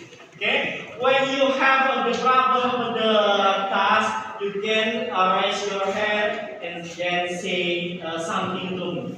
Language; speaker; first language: English; non-native, learner; Indonesian